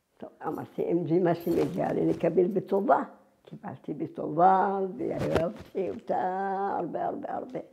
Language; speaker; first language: Hebrew; non-native, fluent; Arabic